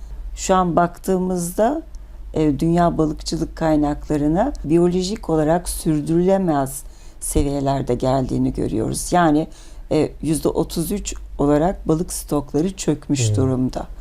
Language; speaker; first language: Turkish; native; Turkish